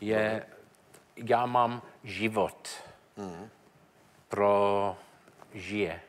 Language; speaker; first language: Czech; non-native, learner; English